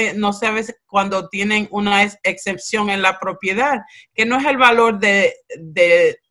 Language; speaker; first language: Spanish; early bilingual, other home language; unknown